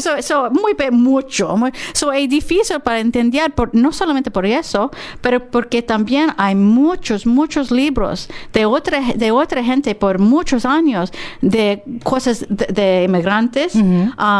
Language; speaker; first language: Spanish; non-native, learner; English